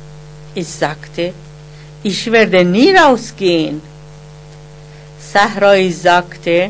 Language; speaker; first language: German; non-native, learner; Persian